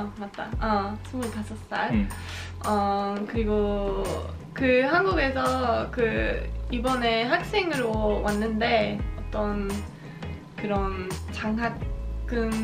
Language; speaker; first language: Korean; non-native, fluent; Swedish